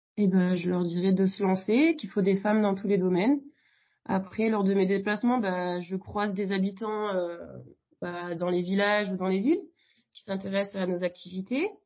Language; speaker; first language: French; native; French